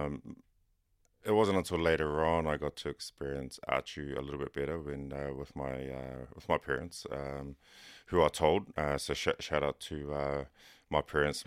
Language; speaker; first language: English; native; English